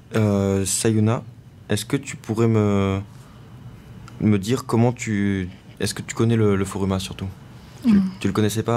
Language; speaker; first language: French; native; French